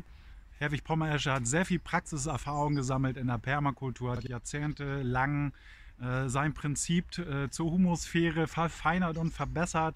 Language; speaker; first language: German; native; German